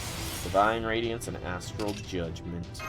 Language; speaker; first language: English; native; English